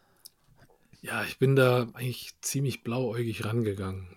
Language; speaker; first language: German; early bilingual, other home language; Korean